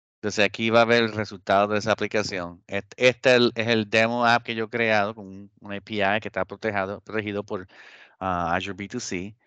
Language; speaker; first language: Spanish; early bilingual, heritage; Spanish